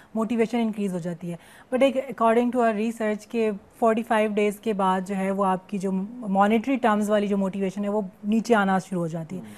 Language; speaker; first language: Urdu; native; Urdu